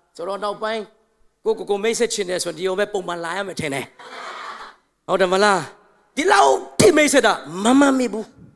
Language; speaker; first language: Burmese; non-native, local second language; Tedim Chin